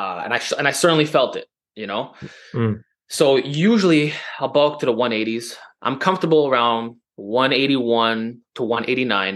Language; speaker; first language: English; native; English